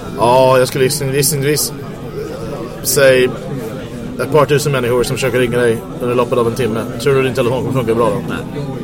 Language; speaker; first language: Swedish; non-native, fluent; English